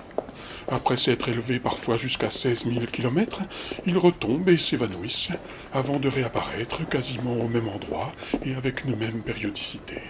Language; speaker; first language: French; native; French